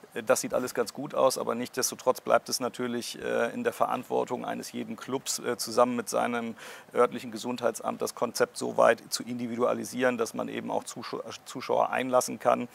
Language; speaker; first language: German; native; German